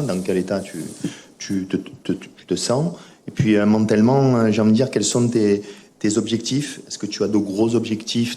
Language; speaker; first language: French; native; French